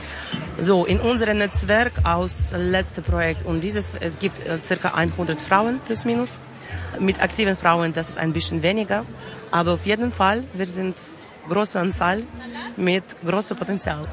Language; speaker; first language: German; non-native, learner; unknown